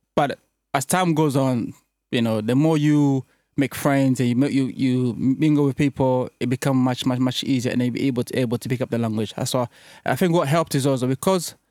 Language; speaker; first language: English; early bilingual, other home language; French